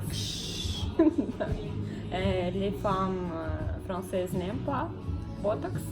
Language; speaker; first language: French; non-native, learner; Russian